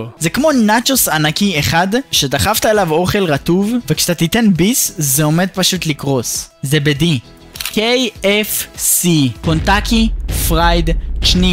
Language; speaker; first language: Hebrew; native; Hebrew